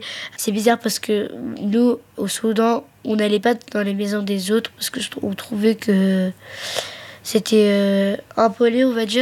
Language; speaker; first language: French; early bilingual, other home language; Arabic